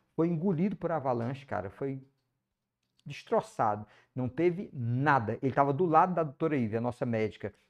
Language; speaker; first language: Portuguese; native; Portuguese